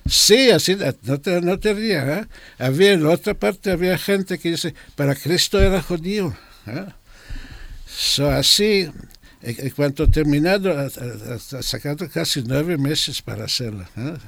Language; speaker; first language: Spanish; non-native, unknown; Hebrew